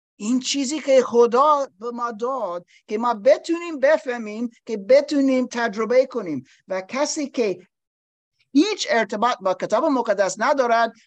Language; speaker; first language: Persian; non-native, learner; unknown